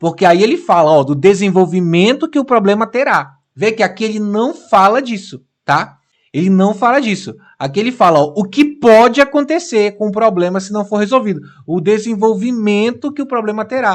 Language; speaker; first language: Portuguese; native; Portuguese